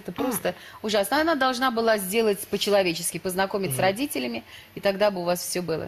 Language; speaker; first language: Russian; native; Russian